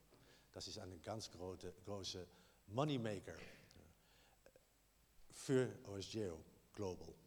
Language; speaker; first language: German; non-native, learner; Dutch